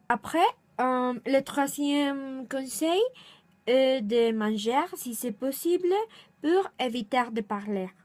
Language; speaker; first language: French; non-native, learner; Spanish